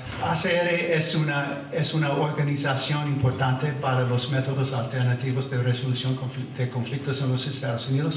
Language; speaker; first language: Spanish; non-native, fluent; English